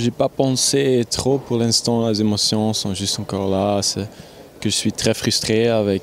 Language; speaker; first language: French; non-native, local second language; Dutch